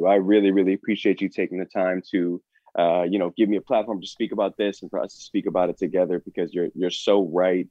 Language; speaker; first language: English; native; English